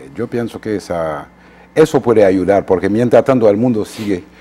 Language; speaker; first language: Spanish; non-native, fluent; Haitian Creole